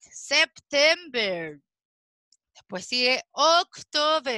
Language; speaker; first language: Spanish; native; Spanish